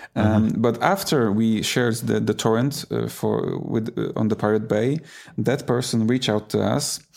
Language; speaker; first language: English; non-native, fluent; Polish